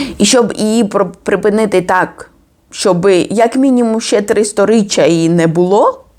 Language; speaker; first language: Ukrainian; non-native, fluent; Georgian